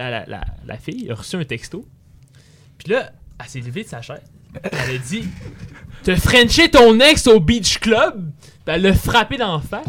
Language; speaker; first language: French; native; French